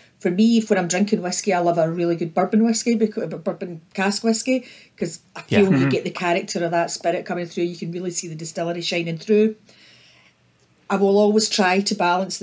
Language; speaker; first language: English; native; English